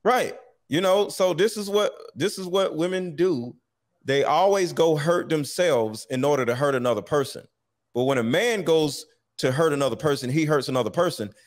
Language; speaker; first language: English; native; English